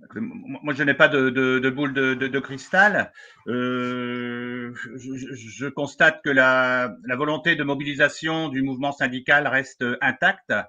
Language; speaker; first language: French; native; French